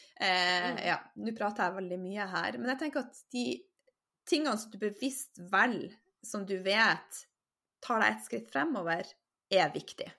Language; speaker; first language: Norwegian; native; Norwegian